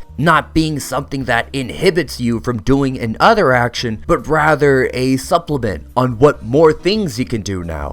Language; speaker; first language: English; native; English